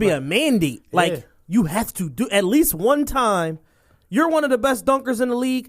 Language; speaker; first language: English; native; English